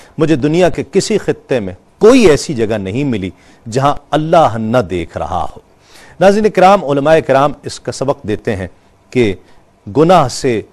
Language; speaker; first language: Urdu; native; Urdu